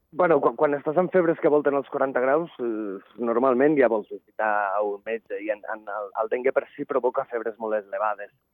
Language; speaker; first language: Catalan; native; Catalan